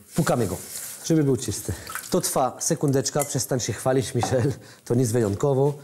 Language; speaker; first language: Polish; non-native, learner; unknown